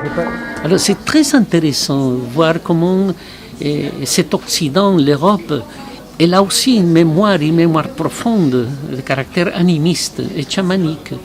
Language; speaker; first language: French; non-native, fluent; Spanish